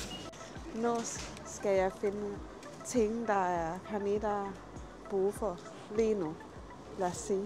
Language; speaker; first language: Danish; non-native, learner; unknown